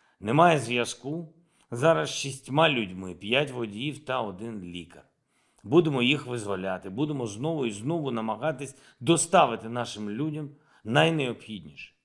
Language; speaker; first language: Ukrainian; non-native, local second language; Russian